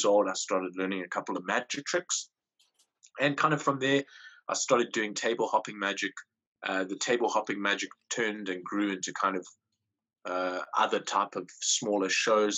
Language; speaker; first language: English; native; English